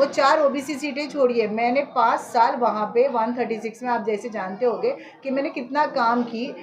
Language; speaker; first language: Hindi; non-native, local second language; Marathi